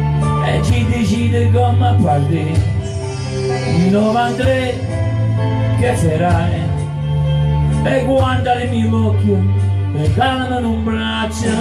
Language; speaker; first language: Italian; early bilingual, heritage; English